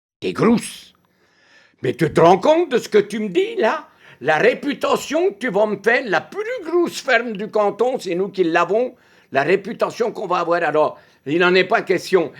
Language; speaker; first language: French; native; French